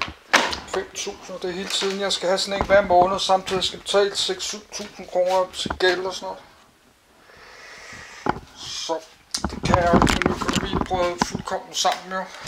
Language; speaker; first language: Danish; native; Danish